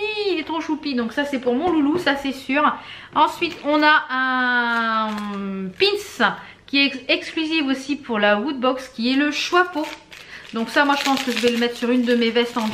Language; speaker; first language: French; native; French